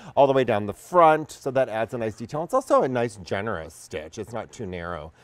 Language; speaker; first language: English; native; English